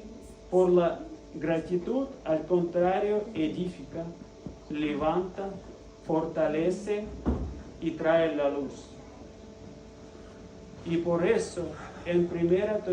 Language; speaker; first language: Spanish; non-native, fluent; Russian